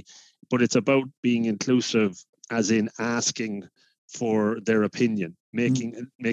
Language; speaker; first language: English; native; English